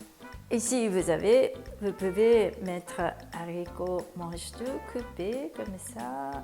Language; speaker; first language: French; non-native, learner; Japanese